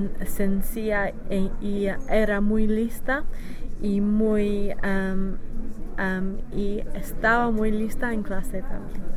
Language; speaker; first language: Spanish; non-native, learner; English